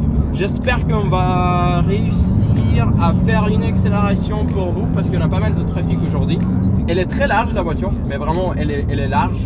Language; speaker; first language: French; non-native, fluent; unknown